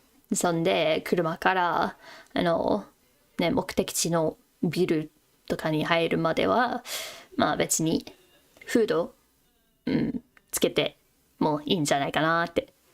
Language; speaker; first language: Japanese; non-native, fluent; English